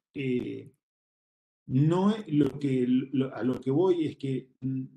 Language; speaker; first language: Spanish; native; Spanish